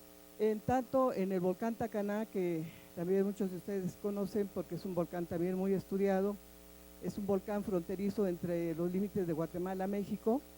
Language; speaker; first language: Spanish; native; Spanish